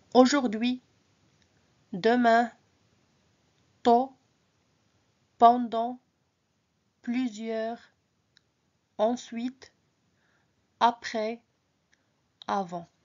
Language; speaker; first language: French; non-native, local second language; Arabic